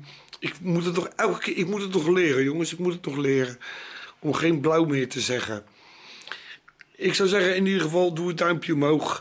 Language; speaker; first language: Dutch; native; Dutch